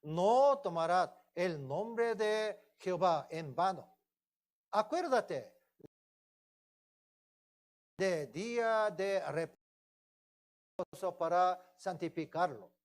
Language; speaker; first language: Spanish; non-native, fluent; Korean